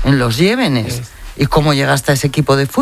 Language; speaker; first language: Spanish; native; Spanish